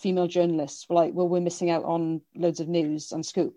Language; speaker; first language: English; native; English